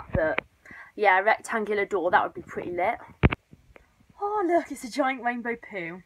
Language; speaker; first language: English; native; English